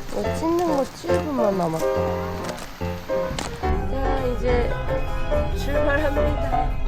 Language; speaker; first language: Korean; non-native, fluent; Japanese